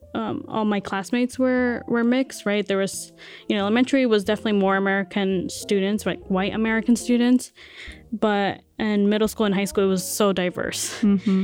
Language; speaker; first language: English; early bilingual, other home language; Spanish